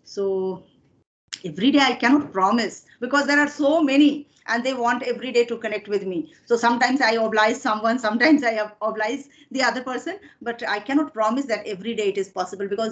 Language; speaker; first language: English; non-native, fluent; Hindi